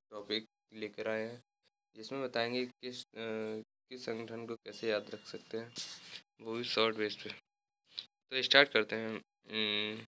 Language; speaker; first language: Hindi; native; Hindi